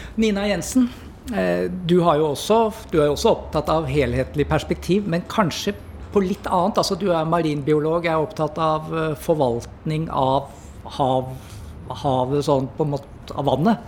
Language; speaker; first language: Norwegian; native; Norwegian